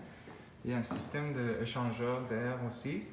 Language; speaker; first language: French; non-native, fluent; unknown